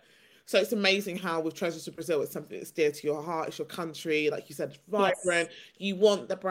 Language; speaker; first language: English; native; English